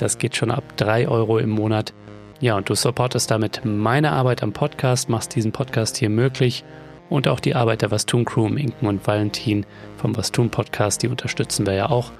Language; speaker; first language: German; native; German